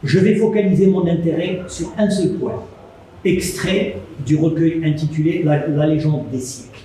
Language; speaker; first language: French; non-native, local second language; Arabic